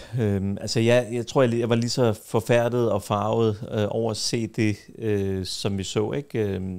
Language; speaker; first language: Danish; early bilingual, other home language; Kurdish